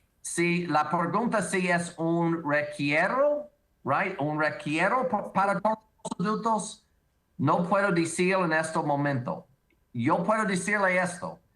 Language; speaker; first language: Spanish; non-native, learner; English